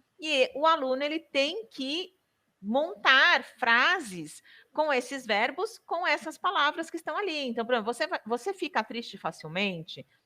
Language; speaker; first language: Portuguese; native; Portuguese